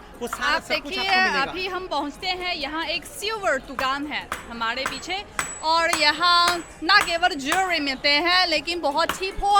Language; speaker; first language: Hindi; non-native, fluent; Chinese